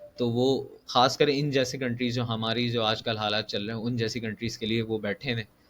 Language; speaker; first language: Urdu; native; Urdu